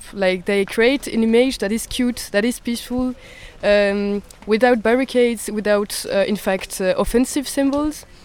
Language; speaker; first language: English; non-native, fluent; French